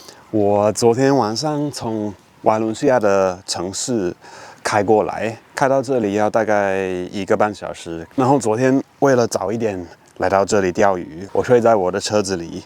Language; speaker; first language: Chinese; non-native, fluent; English